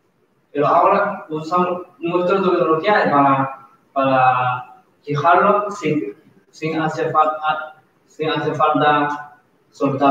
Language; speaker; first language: Spanish; non-native, learner; Chinese